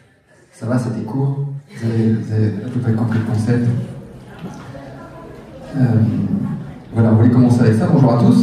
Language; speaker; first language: French; native; French